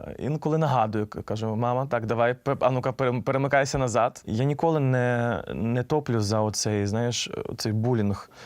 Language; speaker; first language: Ukrainian; non-native, local second language; Russian